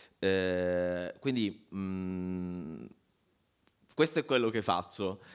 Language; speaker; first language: Italian; native; Italian